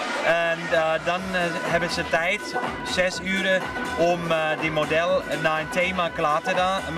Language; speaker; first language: Dutch; non-native, fluent; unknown